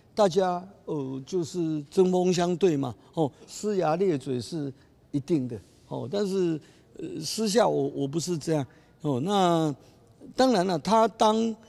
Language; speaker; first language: Chinese; native; Chinese